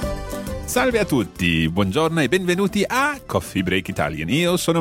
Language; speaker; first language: Italian; non-native, fluent; English